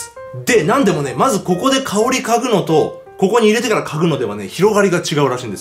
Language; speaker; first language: Japanese; native; Japanese